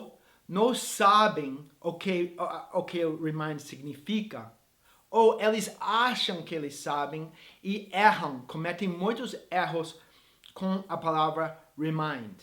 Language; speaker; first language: Portuguese; non-native, fluent; English